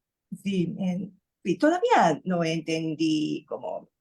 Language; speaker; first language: Spanish; non-native, learner; Japanese